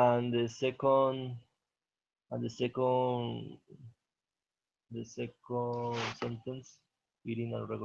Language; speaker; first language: English; non-native, learner; Spanish